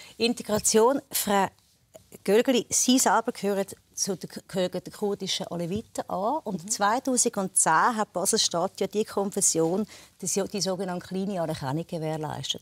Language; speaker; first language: German; native; German